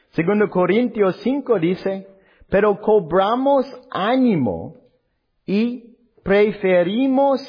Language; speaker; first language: Spanish; non-native, learner; English